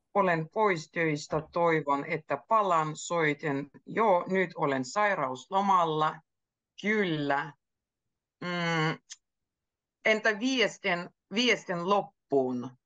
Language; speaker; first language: Finnish; native; Finnish